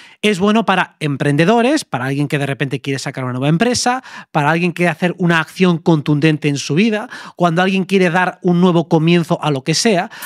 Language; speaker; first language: Spanish; native; Spanish